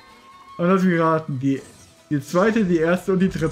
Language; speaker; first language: German; native; German